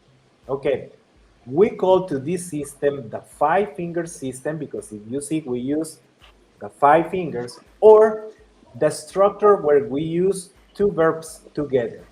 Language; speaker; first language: English; non-native, fluent; Spanish